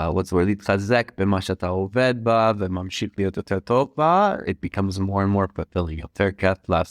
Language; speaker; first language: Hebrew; non-native, fluent; English